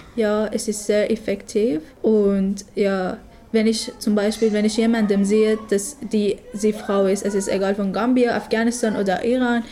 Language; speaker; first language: German; non-native, learner; Persian